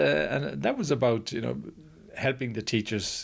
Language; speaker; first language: English; native; English